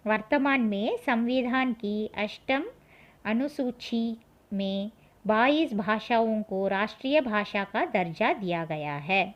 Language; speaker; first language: Hindi; non-native, local second language; Tamil